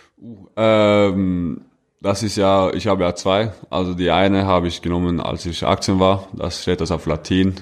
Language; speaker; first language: German; non-native, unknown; Norwegian